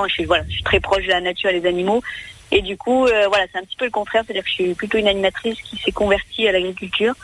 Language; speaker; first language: French; native; French